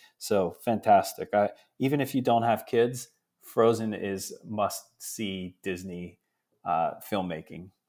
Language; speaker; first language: English; early bilingual, other home language; Italian